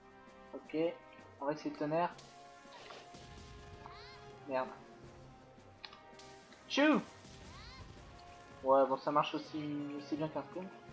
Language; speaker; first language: French; native; French